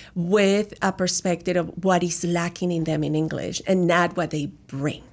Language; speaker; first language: English; non-native, fluent; Spanish